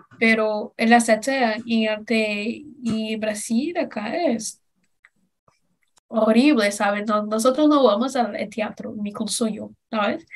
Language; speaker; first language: Spanish; non-native, learner; Portuguese